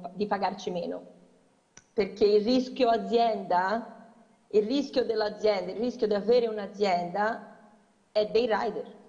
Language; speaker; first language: Italian; non-native, fluent; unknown